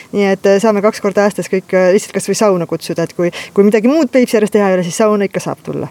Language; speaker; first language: Estonian; native; Estonian